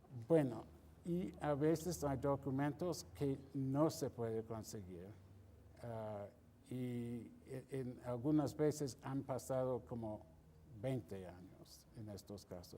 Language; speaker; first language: Spanish; non-native, fluent; English